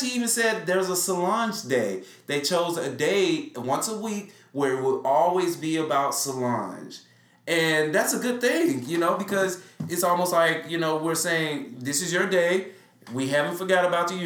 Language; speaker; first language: English; native; English